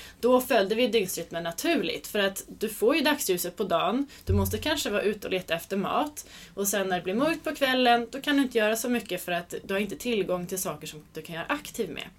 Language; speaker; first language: Swedish; native; Swedish